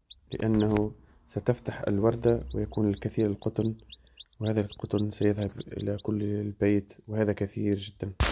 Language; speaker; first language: Arabic; early bilingual, heritage; Arabic